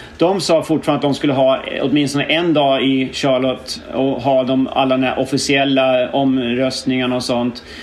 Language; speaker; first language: Swedish; native; Swedish